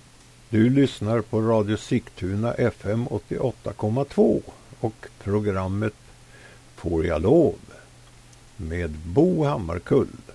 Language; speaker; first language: Swedish; native; Swedish